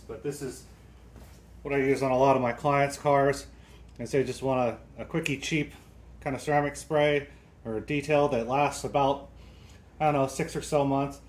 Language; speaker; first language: English; native; English